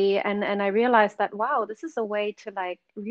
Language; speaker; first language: English; non-native, fluent; Swedish